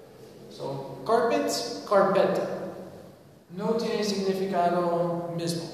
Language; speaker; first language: Spanish; non-native, learner; English